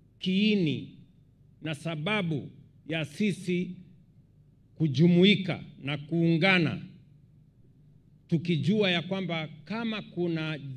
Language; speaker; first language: Swahili; non-native, local second language; Kalenjin